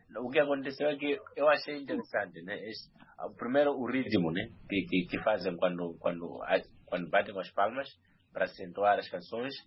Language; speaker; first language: Portuguese; non-native, local second language; Nyanja